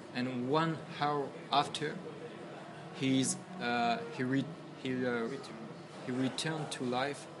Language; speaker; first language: English; non-native, learner; French